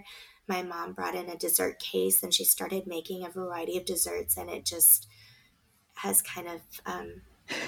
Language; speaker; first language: English; native; English